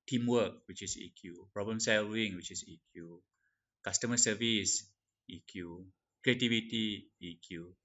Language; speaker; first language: English; non-native, local second language; Malay